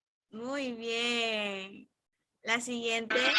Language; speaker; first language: Spanish; native; Spanish